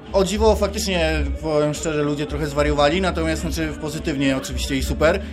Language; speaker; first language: Polish; native; Polish